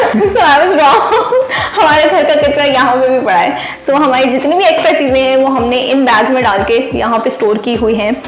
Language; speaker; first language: Urdu; native; Urdu